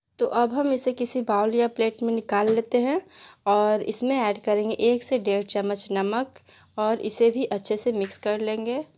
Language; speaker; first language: Hindi; native; Hindi